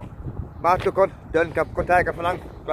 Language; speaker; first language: Thai; non-native, learner; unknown